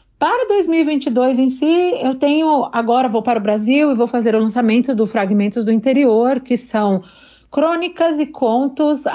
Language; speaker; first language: Portuguese; native; Portuguese